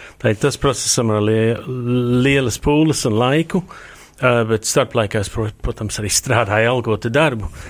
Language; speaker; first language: Latvian; early bilingual, heritage; Latvian